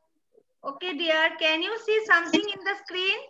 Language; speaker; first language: English; non-native, learner; Bangla